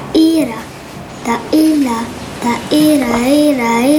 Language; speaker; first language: Arabic; non-native, learner; French